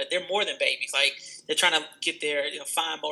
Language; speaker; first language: English; native; English